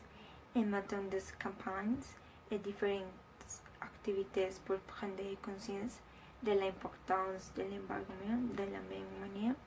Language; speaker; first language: French; non-native, learner; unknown